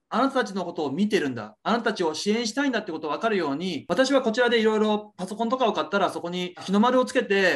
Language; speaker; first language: Japanese; native; Japanese